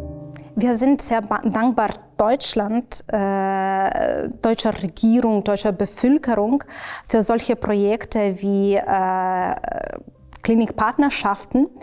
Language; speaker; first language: German; non-native, fluent; Ukrainian